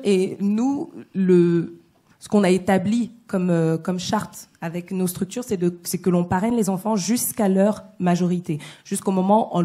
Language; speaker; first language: French; native; French